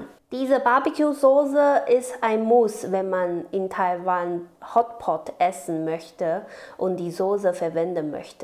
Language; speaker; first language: German; non-native, learner; Chinese